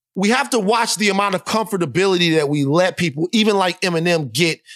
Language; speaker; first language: English; native; English